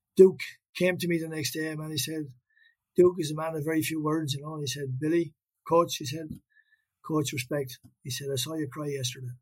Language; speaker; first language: English; native; English